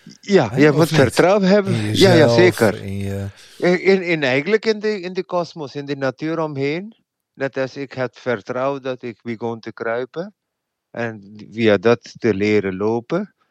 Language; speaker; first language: Dutch; non-native, fluent; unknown